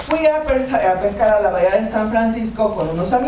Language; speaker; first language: Spanish; native; Spanish